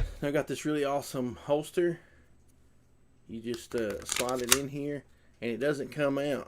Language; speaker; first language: English; native; English